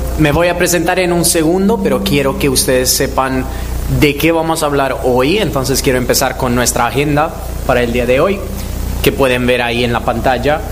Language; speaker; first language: Spanish; non-native, fluent; Italian